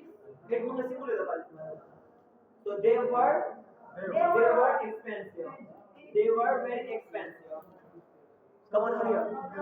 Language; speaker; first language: English; non-native, fluent; Hindi